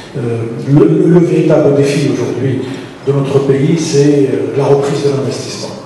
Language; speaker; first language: French; non-native, local second language; Arabic